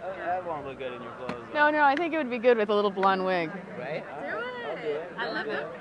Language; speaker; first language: English; native; English